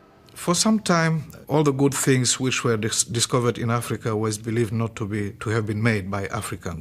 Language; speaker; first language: English; non-native, fluent; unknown